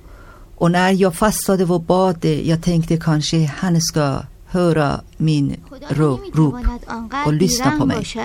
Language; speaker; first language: Swedish; non-native, fluent; Persian